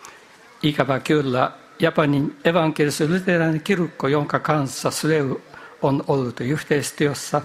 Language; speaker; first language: Finnish; non-native, fluent; Japanese